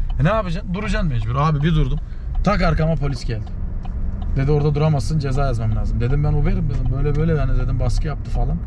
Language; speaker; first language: Turkish; native; Turkish